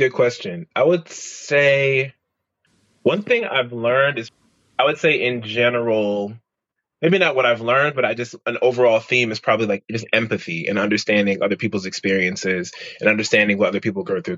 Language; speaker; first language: English; native; English